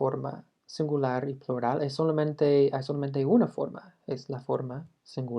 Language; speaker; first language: Spanish; non-native, fluent; English